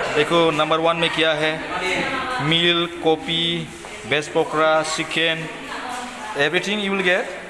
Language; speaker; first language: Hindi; non-native, local second language; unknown